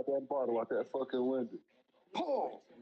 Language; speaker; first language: English; native; English